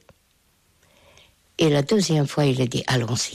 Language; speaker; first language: French; non-native, fluent; Hungarian